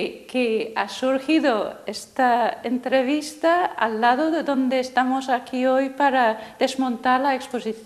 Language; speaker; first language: Spanish; non-native, fluent; English